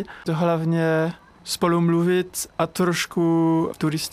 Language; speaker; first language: Czech; non-native, learner; French